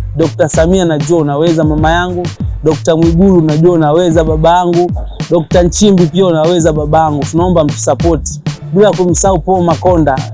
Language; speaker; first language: Swahili; native; Swahili